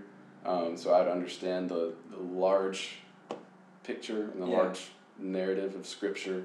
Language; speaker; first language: English; native; English